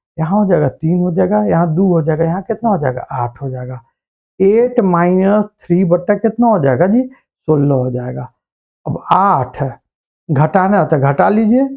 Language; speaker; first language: Hindi; native; Hindi